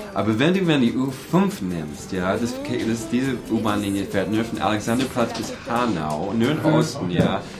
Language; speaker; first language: German; non-native, fluent; English